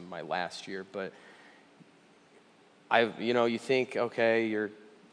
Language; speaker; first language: English; native; English